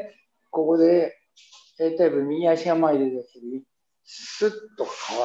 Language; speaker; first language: Japanese; native; Japanese